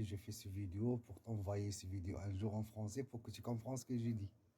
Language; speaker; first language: French; non-native, learner; Arabic